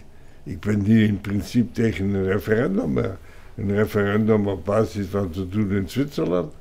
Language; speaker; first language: Dutch; non-native, local second language; French